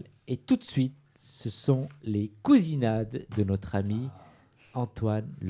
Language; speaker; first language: French; native; French